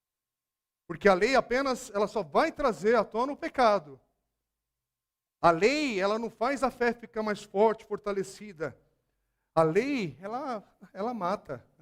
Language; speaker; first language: Portuguese; native; Portuguese